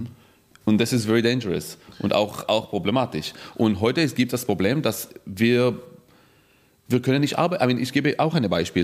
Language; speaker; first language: German; non-native, fluent; Hebrew